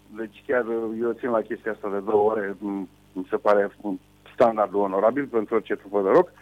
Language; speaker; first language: Romanian; native; Romanian